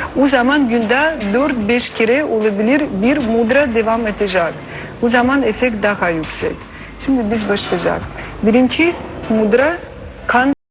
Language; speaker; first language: Turkish; non-native, learner; Armenian